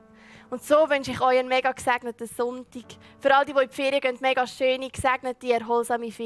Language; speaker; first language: German; native; German